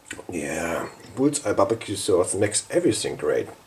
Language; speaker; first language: English; non-native, fluent; German